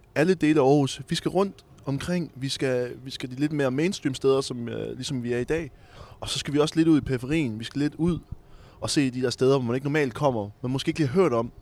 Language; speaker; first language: Danish; native; Danish